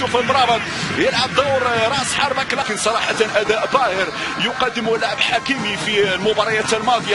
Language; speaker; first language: Arabic; native; Arabic